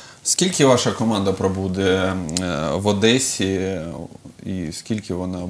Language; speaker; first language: Ukrainian; non-native, local second language; Russian